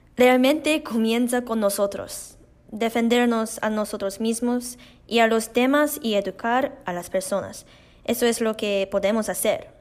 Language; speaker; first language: Spanish; non-native, learner; Korean